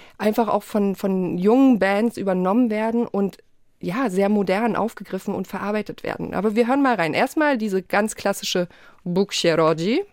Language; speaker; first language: German; early bilingual, other home language; Polish